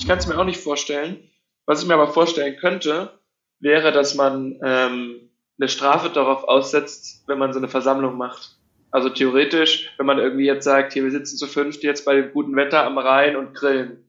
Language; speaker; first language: German; native; German